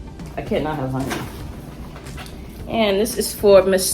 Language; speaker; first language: English; native; English